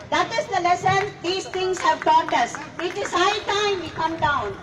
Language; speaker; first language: English; non-native, local second language; Tamil